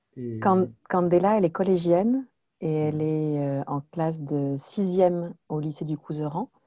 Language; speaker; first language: French; native; French